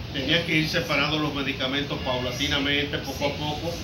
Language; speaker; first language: Spanish; native; Spanish